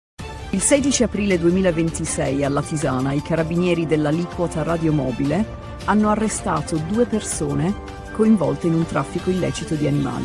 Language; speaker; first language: Italian; native; Italian